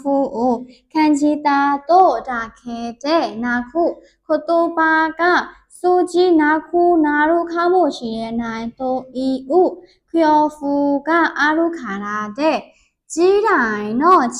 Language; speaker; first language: Japanese; non-native, learner; Burmese